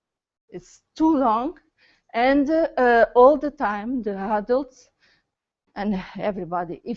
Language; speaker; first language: English; non-native, learner; Portuguese